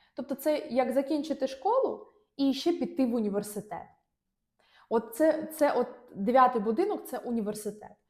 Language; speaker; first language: Ukrainian; non-native, local second language; Russian